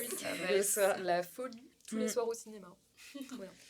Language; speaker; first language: French; native; French